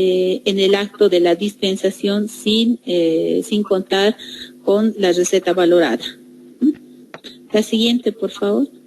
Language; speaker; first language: Spanish; native; Spanish